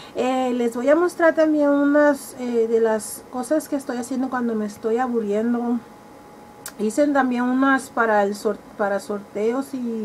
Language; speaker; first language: Spanish; early bilingual, heritage; Spanish